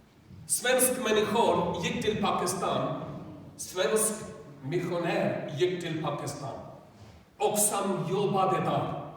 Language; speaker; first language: Swedish; non-native, learner; Urdu